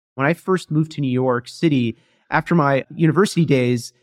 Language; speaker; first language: English; native; English